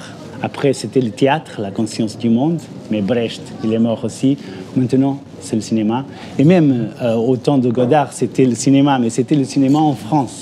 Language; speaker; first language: French; non-native, fluent; Portuguese